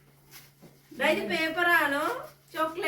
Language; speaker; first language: Malayalam; non-native, learner; Tamil